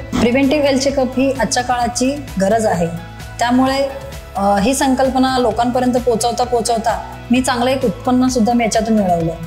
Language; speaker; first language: Marathi; non-native, local second language; Gujarati